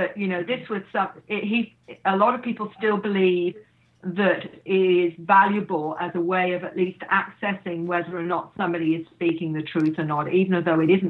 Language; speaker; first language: English; native; English